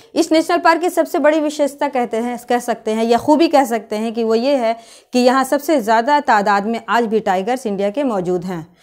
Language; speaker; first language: Hindi; native; Hindi